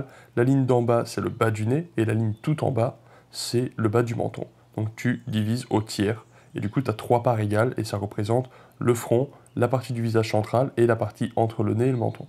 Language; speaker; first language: French; native; French